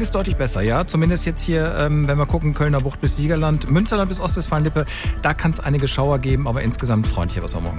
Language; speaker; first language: German; native; German